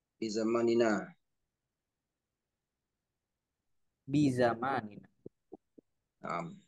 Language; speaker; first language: Arabic; non-native, learner; Indonesian